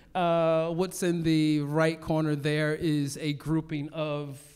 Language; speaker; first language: English; native; English